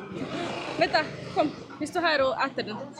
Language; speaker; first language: Swedish; early bilingual, other home language; Mongolian